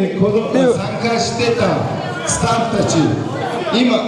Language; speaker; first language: Japanese; non-native, fluent; Korean